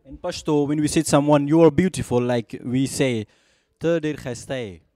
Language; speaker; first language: English; non-native, learner; Pashto